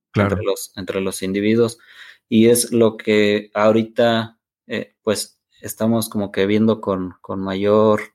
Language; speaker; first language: Spanish; native; Spanish